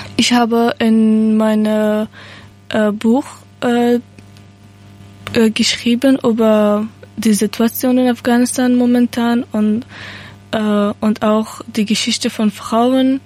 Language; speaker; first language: German; non-native, learner; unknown